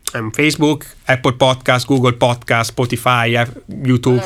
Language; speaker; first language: English; non-native, learner; Italian